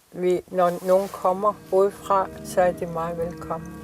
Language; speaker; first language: Danish; non-native, local second language; Kalaallisut